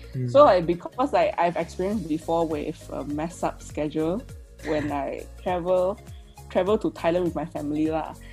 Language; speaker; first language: English; non-native, local second language; Chinese